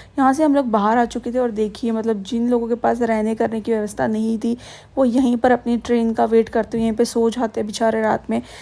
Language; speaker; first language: Hindi; native; Hindi